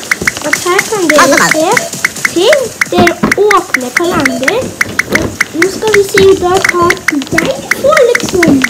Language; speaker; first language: Norwegian; non-native, learner; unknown